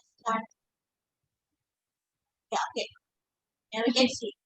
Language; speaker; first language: English; non-native, fluent; Indonesian